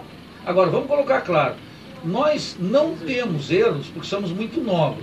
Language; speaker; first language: Portuguese; native; Portuguese